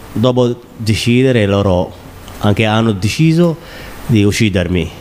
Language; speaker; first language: Italian; non-native, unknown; Somali